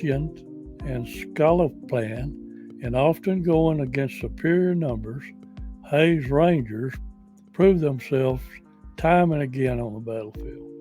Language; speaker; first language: English; native; English